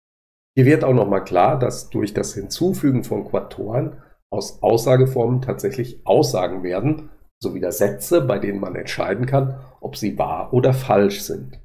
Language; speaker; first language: German; native; German